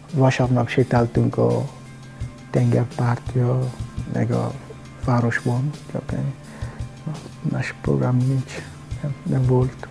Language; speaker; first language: Hungarian; non-native, learner; Mandingo